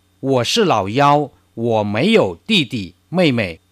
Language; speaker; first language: Chinese; non-native, fluent; Thai